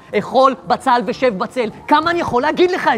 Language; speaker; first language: Hebrew; native; Hebrew